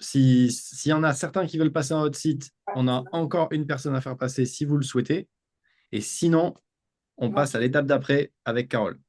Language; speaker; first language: French; native; French